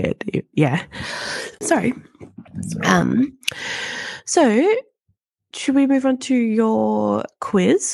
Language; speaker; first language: English; native; English